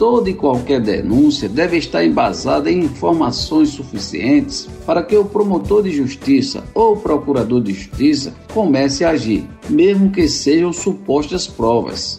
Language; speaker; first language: Portuguese; native; Portuguese